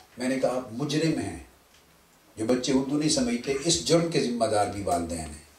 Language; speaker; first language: Urdu; non-native, local second language; Punjabi